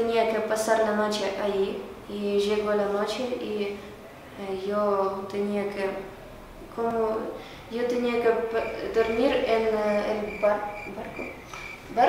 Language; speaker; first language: Spanish; non-native, learner; Ukrainian